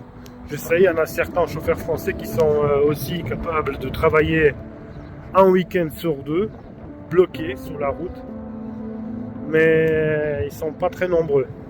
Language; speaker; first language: French; non-native, fluent; Polish